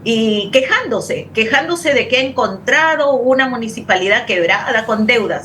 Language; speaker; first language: Spanish; native; Spanish